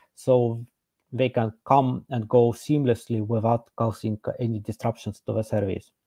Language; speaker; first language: English; non-native, fluent; Estonian